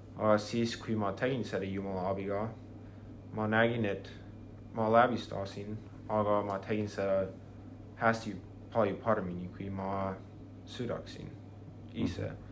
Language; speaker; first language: Estonian; non-native, learner; English